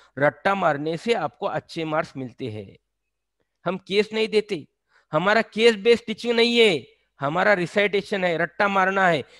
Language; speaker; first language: Hindi; non-native, local second language; Marathi